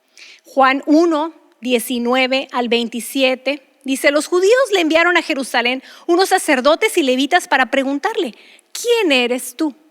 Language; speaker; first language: Spanish; native; Spanish